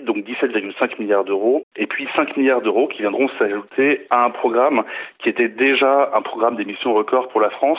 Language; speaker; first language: French; native; French